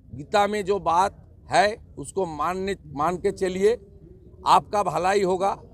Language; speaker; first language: Hindi; non-native, local second language; Bangla